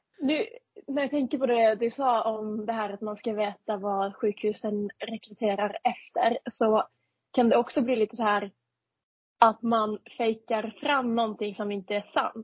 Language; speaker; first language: Swedish; non-native, fluent; Finnish